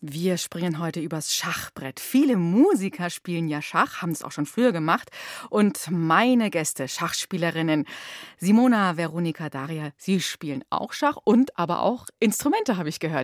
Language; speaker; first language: German; native; German